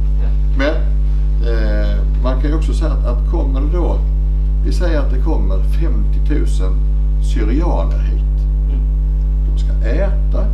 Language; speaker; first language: Swedish; native; Swedish